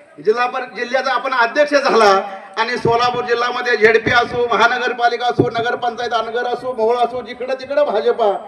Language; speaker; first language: Marathi; native; Marathi